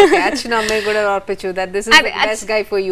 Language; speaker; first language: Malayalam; native; Malayalam